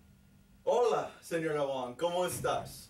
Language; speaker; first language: Spanish; non-native, learner; English